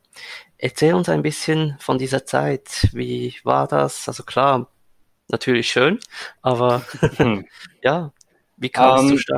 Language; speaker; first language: German; native; German